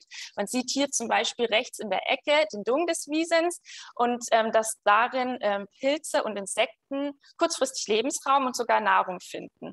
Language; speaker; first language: German; native; German